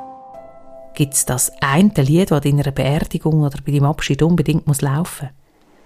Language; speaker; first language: German; native; German